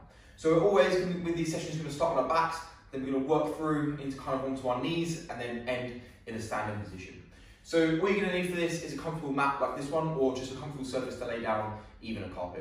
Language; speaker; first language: English; native; English